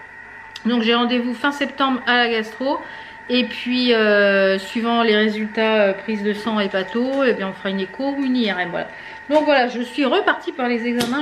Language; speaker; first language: French; native; French